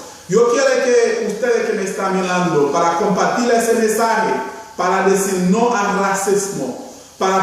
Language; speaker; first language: Spanish; non-native, fluent; Haitian Creole